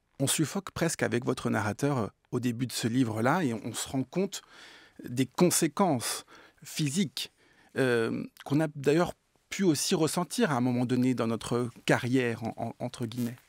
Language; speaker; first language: French; native; French